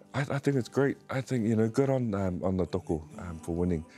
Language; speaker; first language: English; native; English